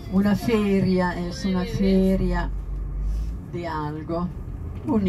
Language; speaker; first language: Spanish; non-native, fluent; Italian